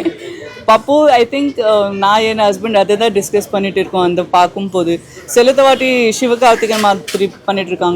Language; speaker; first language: Tamil; non-native, fluent; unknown